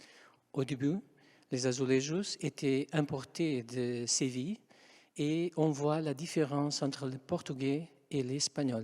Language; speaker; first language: French; non-native, fluent; Portuguese